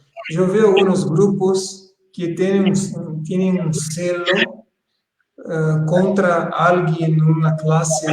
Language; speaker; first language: Spanish; non-native, fluent; Portuguese